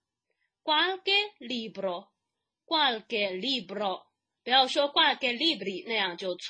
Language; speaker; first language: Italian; non-native, fluent; Chinese